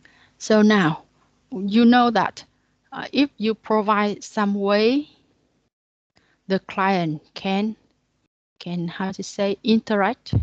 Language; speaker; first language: English; non-native, learner; Vietnamese